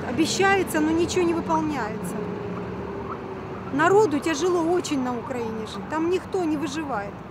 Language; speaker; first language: Russian; native; Russian